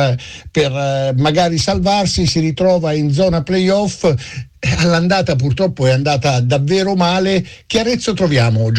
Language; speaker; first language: Italian; native; Italian